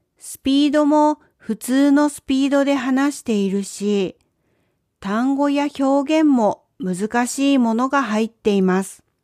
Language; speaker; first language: Japanese; native; Japanese